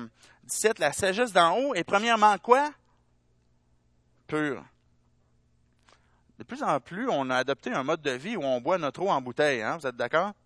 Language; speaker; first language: French; native; French